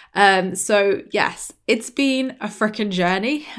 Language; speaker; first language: English; native; English